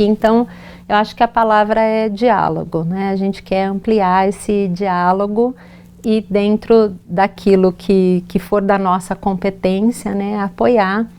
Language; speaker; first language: Portuguese; native; Portuguese